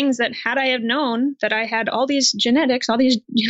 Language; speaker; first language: English; native; English